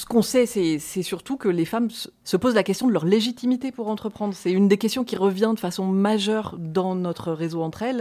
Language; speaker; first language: French; native; French